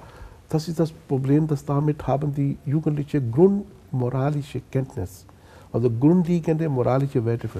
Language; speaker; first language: German; non-native, fluent; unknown